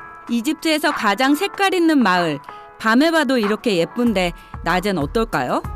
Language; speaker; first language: Korean; native; Korean